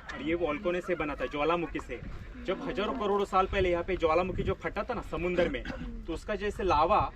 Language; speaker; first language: Hindi; non-native, local second language; Marathi